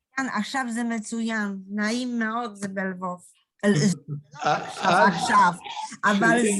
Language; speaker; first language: Hebrew; non-native, learner; Polish